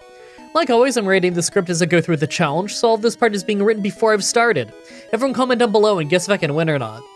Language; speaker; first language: English; native; English